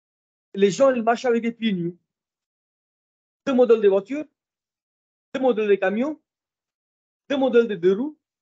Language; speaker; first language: French; non-native, fluent; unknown